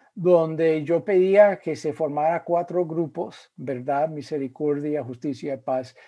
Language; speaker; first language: Spanish; non-native, fluent; English